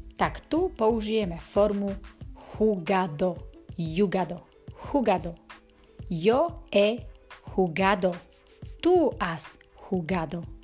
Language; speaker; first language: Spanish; non-native, fluent; Slovak